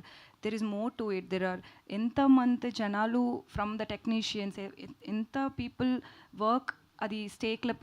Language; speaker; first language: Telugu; non-native, learner; Tamil